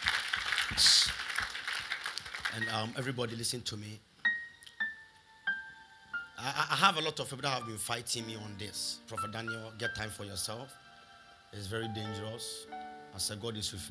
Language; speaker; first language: English; non-native, local second language; Akan